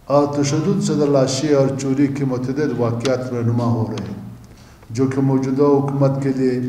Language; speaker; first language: Urdu; non-native, local second language; Baluchi